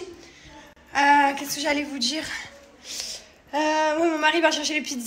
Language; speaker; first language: French; native; French